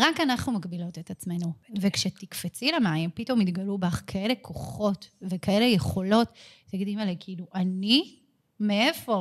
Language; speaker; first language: Hebrew; native; Hebrew